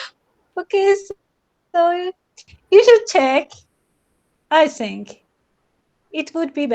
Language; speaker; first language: English; non-native, learner; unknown